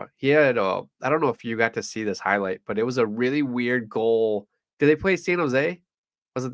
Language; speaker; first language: English; native; English